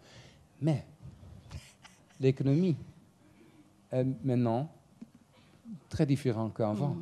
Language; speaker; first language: French; non-native, fluent; Dutch